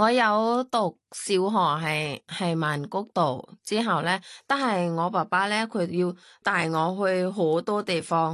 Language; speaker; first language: Cantonese; non-native, fluent; Thai